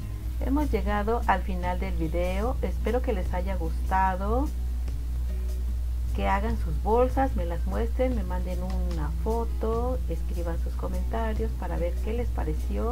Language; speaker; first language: Spanish; native; Spanish